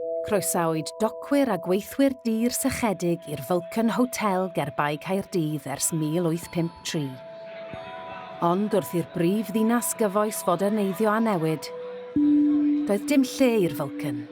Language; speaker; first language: Welsh; native; Welsh